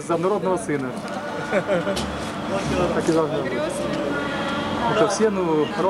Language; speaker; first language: Russian; native; Russian